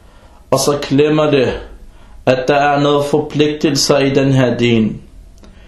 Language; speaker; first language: Danish; early bilingual, other home language; Arabic